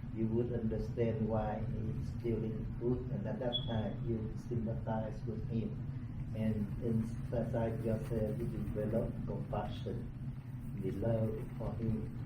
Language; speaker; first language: English; non-native, learner; Vietnamese